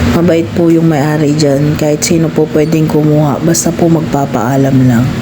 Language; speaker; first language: Filipino; non-native, local second language; Iloko